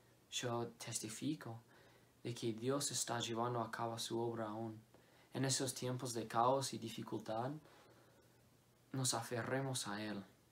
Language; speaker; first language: Spanish; non-native, fluent; English